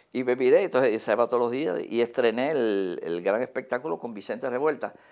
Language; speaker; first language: Spanish; native; Spanish